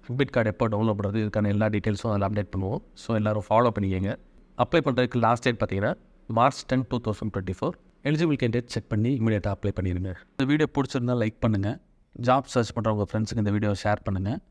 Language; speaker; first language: Tamil; native; Tamil